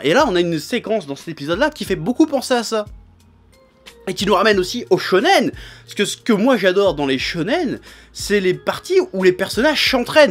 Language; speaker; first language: French; native; French